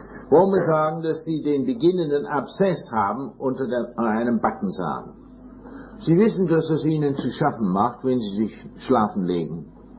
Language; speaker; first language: German; non-native, fluent; English